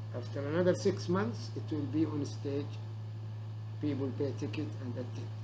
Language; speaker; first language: English; non-native, learner; Arabic